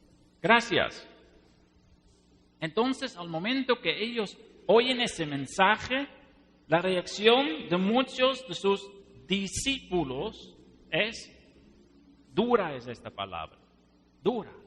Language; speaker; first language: Spanish; non-native, fluent; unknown